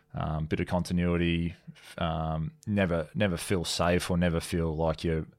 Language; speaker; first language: English; native; English